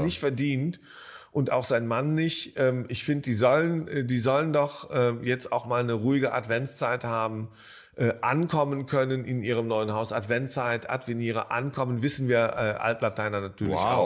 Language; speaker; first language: German; native; German